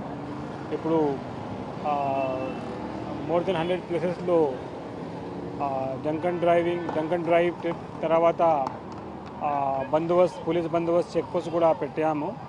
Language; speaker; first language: Telugu; non-native, local second language; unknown